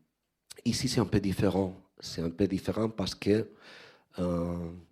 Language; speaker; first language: French; non-native, fluent; Spanish